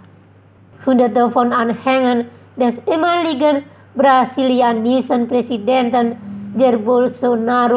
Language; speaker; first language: German; non-native, fluent; Indonesian